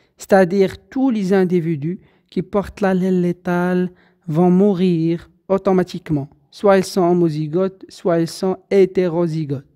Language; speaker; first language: French; non-native, local second language; Arabic